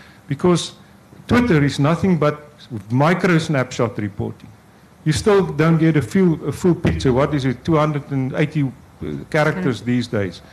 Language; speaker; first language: English; non-native, local second language; Afrikaans